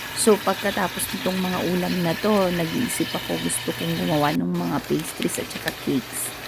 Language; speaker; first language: Filipino; non-native, local second language; Iloko